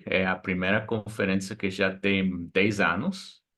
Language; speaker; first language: Portuguese; non-native, fluent; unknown